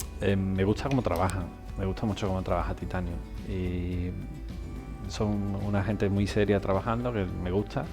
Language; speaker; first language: Spanish; native; Spanish